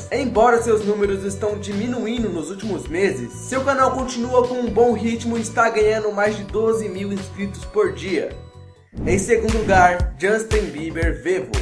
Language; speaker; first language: Portuguese; native; Portuguese